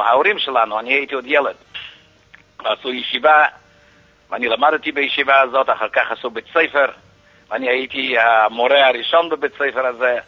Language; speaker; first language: Hebrew; non-native, fluent; Yiddish